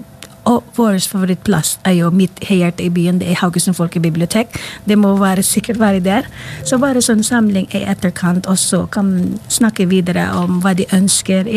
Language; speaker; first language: Norwegian; non-native, fluent; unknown